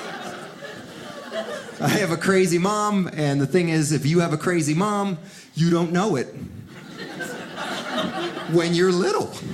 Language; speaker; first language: English; early bilingual, other home language; Spanish